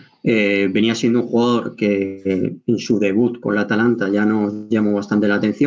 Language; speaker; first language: Spanish; native; Spanish